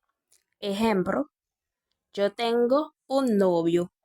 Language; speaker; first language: Spanish; non-native, learner; Haitian Creole